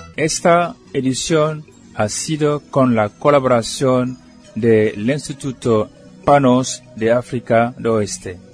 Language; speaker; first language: Spanish; non-native, fluent; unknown